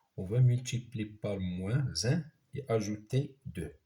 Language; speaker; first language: French; non-native, local second language; Arabic